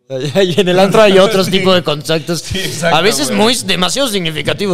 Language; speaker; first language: Spanish; native; Spanish